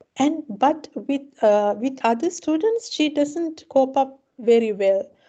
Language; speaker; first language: English; non-native, local second language; Sinhala